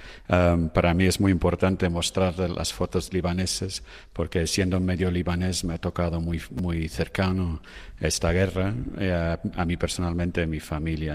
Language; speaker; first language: Spanish; non-native, fluent; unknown